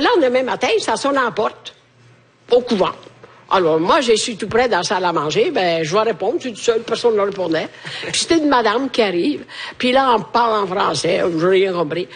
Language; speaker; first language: French; non-native, fluent; Italian